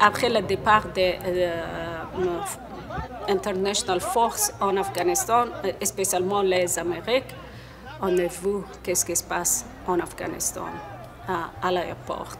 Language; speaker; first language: French; non-native, learner; Persian